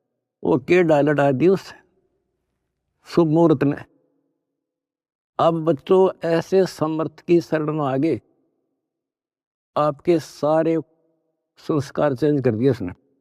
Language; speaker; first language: Hindi; native; Hindi